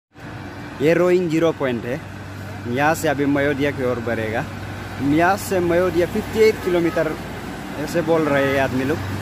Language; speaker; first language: Hindi; non-native, local second language; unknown